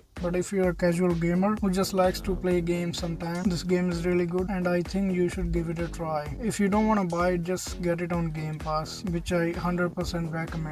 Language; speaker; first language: English; non-native, fluent; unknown